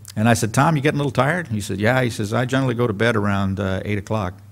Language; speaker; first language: English; native; English